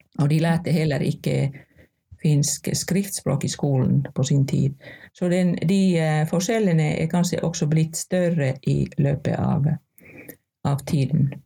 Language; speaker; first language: Norwegian; non-native, fluent; Finnish